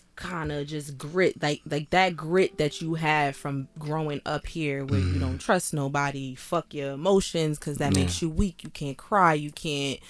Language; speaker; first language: English; native; English